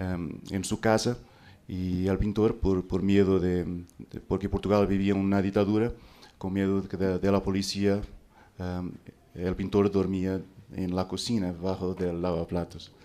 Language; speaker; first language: Spanish; non-native, fluent; Portuguese